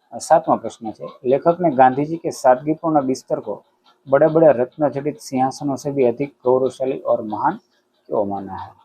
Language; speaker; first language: Hindi; non-native, local second language; Gujarati